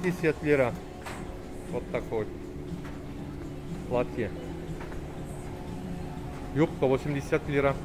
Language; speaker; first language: Russian; non-native, learner; Turkish